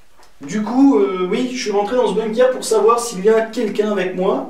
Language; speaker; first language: French; native; French